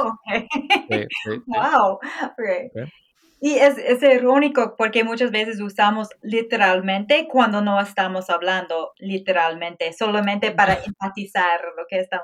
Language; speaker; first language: Spanish; non-native, fluent; English